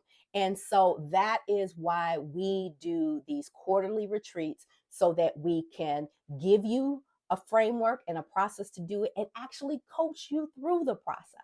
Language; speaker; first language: English; native; English